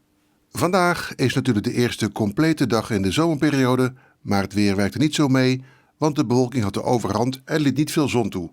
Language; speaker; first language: Dutch; native; Dutch